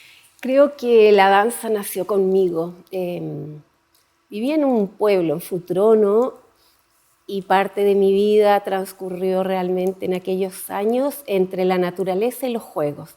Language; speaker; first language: Spanish; native; Spanish